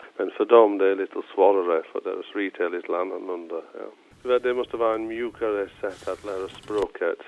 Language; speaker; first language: Swedish; non-native, fluent; English